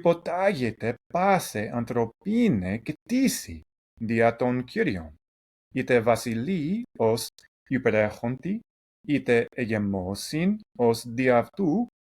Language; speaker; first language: Greek; non-native, fluent; English